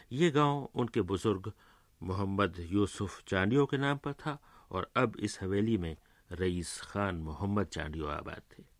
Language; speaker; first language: Urdu; native; Urdu